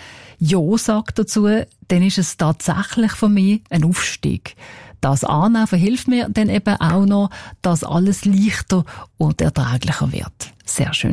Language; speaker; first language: German; native; German